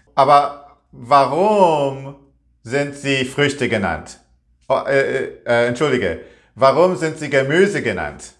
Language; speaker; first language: German; non-native, learner; English